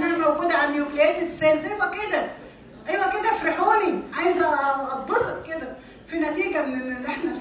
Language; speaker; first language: Arabic; native; Arabic